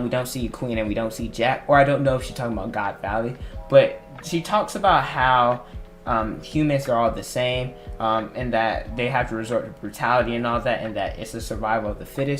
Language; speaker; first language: English; native; English